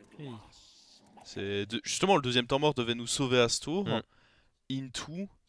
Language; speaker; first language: French; native; French